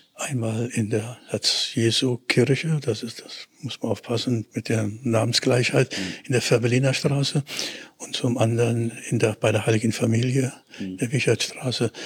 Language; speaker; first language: German; native; German